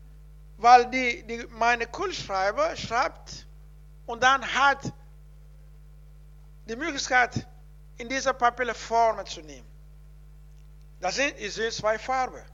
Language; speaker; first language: German; non-native, learner; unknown